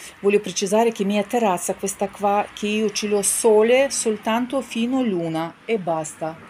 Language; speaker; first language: Italian; non-native, fluent; Ukrainian